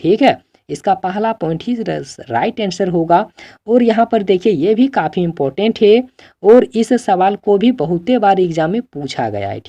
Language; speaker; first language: Hindi; native; Hindi